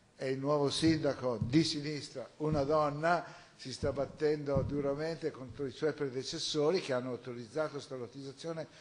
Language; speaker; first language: Italian; native; Italian